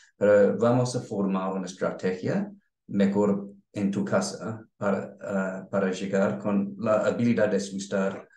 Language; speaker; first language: Spanish; non-native, learner; English